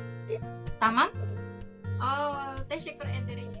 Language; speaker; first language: Turkish; non-native, learner; Indonesian